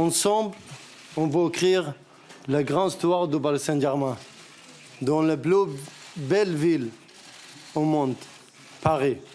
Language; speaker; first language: French; non-native, learner; Arabic